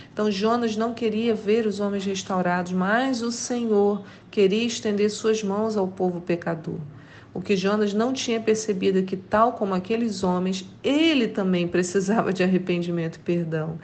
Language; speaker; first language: Portuguese; native; Portuguese